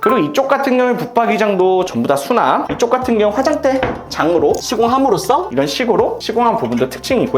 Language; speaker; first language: Korean; native; Korean